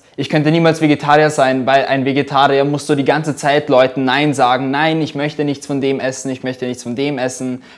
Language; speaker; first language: German; early bilingual, other home language; Russian